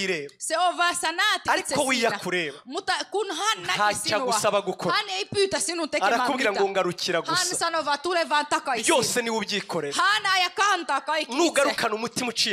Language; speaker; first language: Finnish; non-native, fluent; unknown